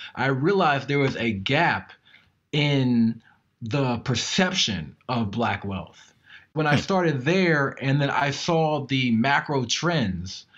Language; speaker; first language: English; native; English